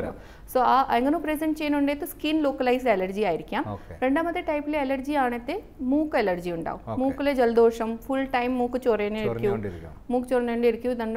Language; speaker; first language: Malayalam; non-native, fluent; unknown